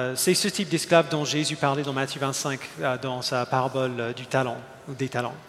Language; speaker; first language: French; non-native, fluent; English